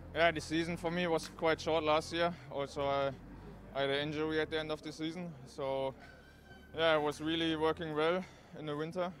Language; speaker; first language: English; non-native, fluent; German